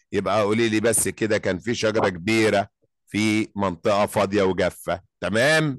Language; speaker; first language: Arabic; native; Arabic